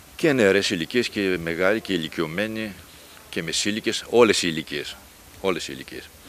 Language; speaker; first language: Greek; native; Greek